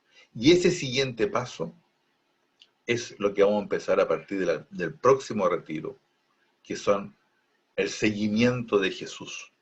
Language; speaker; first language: Spanish; native; Spanish